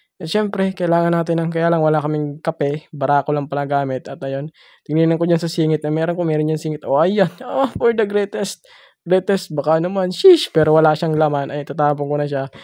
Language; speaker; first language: Filipino; non-native, local second language; Masbatenyo